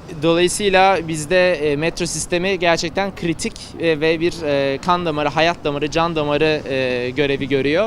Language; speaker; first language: Turkish; native; Turkish